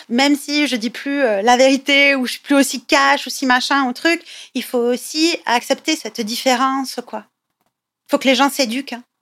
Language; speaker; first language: French; native; French